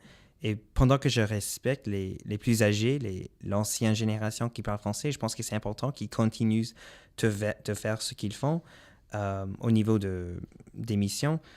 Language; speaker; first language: French; non-native, local second language; English